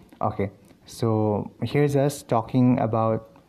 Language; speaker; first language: English; non-native, local second language; Assamese